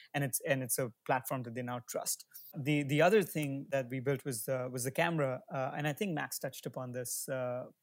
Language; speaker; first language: English; non-native, local second language; Hindi